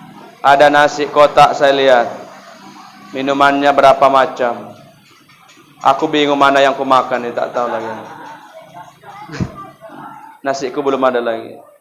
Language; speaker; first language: Indonesian; native; Indonesian